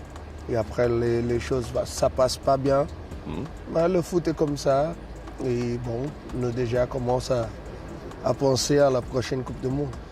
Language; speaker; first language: French; non-native, learner; Portuguese